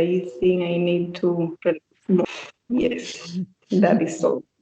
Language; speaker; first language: English; non-native, learner; Spanish